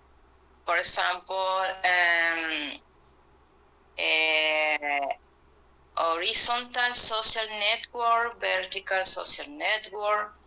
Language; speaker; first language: English; non-native, learner; Spanish